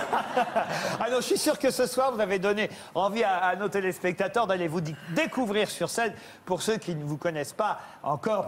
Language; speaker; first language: French; native; French